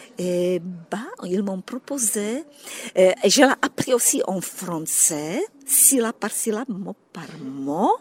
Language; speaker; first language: French; non-native, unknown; Czech